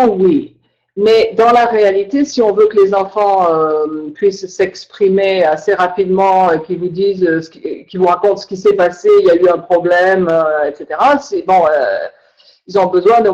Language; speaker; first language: French; native; French